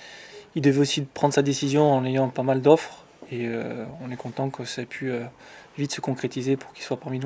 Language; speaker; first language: French; native; French